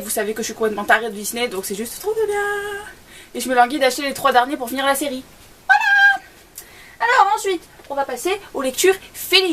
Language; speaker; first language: French; native; French